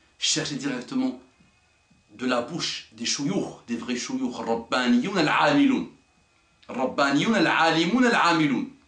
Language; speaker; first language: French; non-native, local second language; Arabic